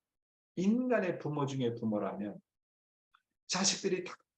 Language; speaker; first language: Korean; native; Korean